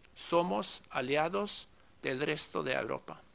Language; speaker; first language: Spanish; non-native, fluent; Norwegian